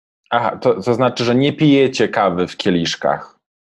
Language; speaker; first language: Polish; native; Polish